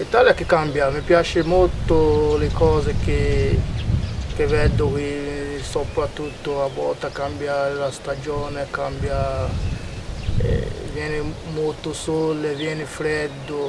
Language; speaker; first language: Italian; non-native, learner; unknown